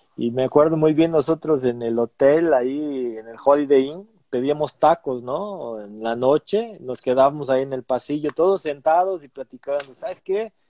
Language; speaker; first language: Spanish; non-native, fluent; Portuguese